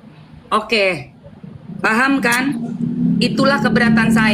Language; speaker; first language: Indonesian; native; Indonesian